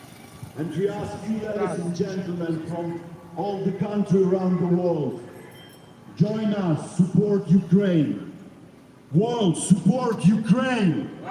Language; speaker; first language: English; non-native, learner; Ukrainian